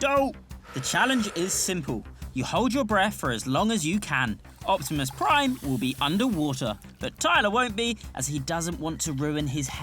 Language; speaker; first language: English; native; English